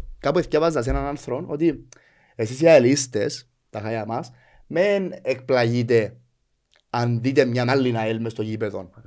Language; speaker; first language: Greek; native; Greek